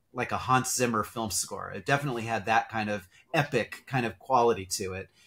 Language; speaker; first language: English; native; English